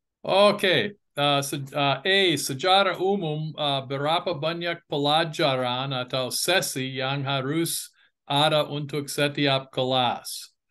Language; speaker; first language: Indonesian; non-native, fluent; English